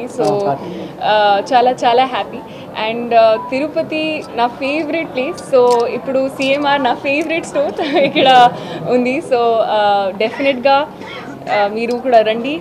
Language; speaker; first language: Telugu; non-native, local second language; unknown